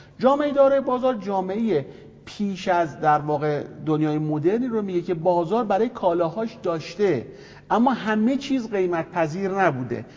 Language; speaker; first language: Persian; native; Persian